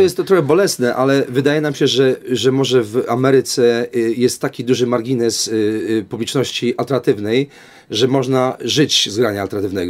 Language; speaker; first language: Polish; native; Polish